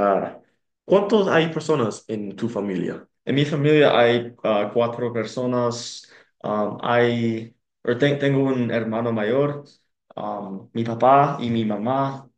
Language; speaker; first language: Spanish; non-native, learner; English